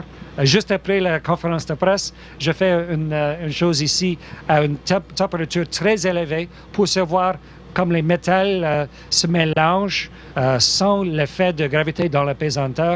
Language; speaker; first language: French; non-native, local second language; English